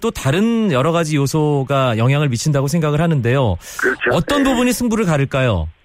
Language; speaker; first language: Korean; native; Korean